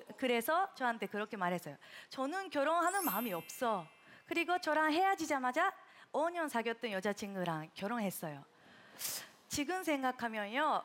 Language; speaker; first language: Korean; non-native, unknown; Japanese